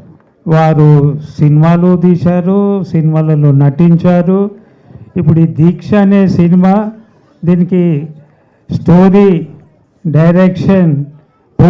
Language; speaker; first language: Telugu; native; Telugu